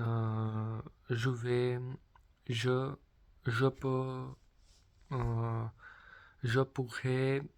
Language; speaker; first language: French; non-native, learner; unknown